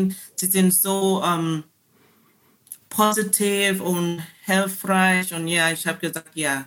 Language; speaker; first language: German; non-native, learner; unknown